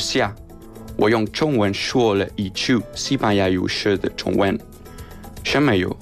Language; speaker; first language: Chinese; non-native, learner; Spanish